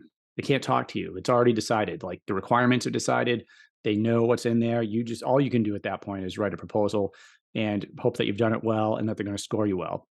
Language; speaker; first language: English; native; English